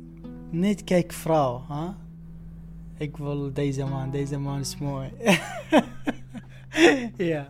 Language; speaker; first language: Dutch; non-native, learner; Arabic